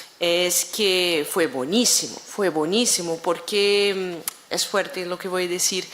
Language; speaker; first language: Spanish; non-native, fluent; Portuguese